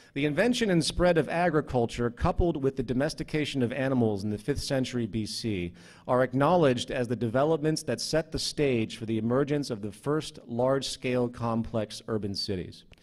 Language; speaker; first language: English; native; English